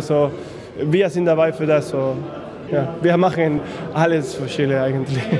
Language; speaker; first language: German; non-native, fluent; Spanish